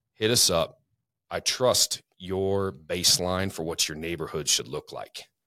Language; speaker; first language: English; native; English